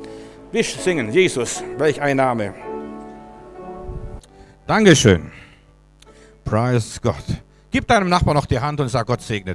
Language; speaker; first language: German; native; German